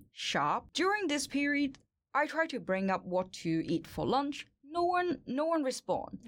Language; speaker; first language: English; non-native, local second language; Cantonese